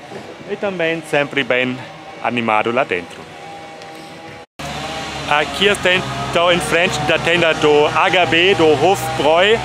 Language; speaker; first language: Portuguese; non-native, fluent; German